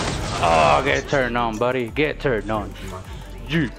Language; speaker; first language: English; native; English